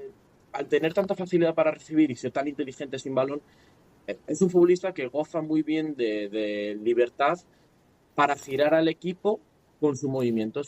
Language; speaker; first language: Spanish; native; Spanish